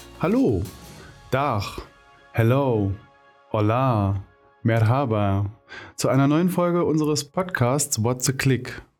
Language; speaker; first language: German; native; German